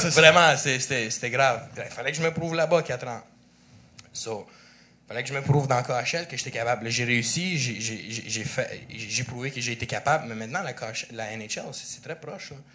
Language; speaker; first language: French; early bilingual, other home language; Russian